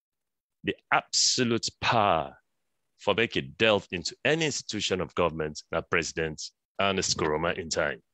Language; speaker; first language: English; non-native, local second language; Krio